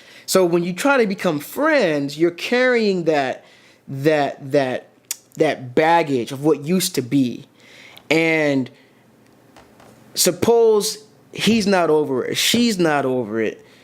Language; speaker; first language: English; native; English